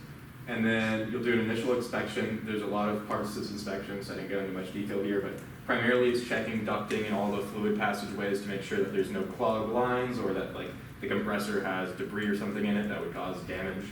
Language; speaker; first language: English; native; English